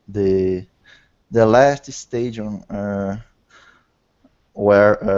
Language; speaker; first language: English; non-native, learner; Portuguese